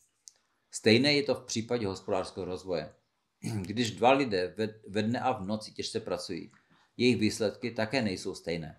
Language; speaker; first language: Czech; non-native, fluent; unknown